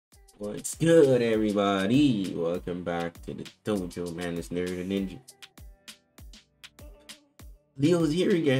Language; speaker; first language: English; native; English